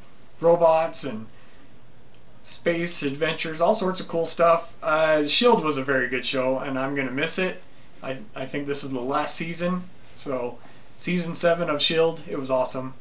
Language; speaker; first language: English; native; English